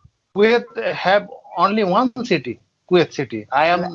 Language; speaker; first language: English; non-native, learner; Bangla